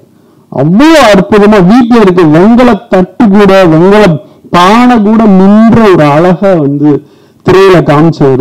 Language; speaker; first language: Tamil; native; Tamil